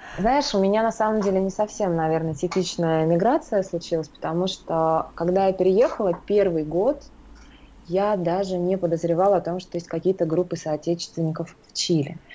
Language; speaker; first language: Russian; native; Russian